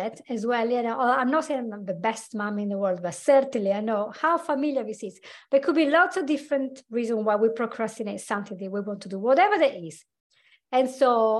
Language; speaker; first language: English; non-native, fluent; Italian